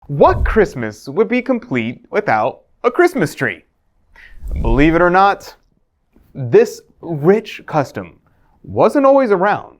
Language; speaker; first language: English; native; English